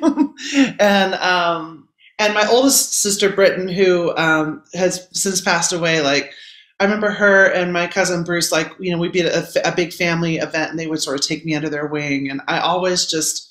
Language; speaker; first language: English; native; English